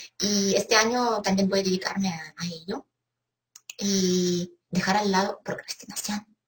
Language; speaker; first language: Spanish; non-native, fluent; Ukrainian